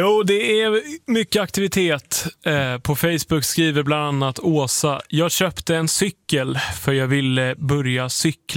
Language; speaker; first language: Swedish; native; Swedish